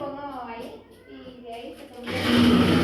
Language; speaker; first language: Spanish; native; Spanish